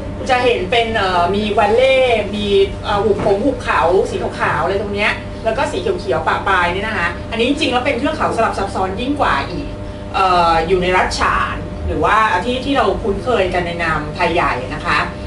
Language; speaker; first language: Thai; native; Thai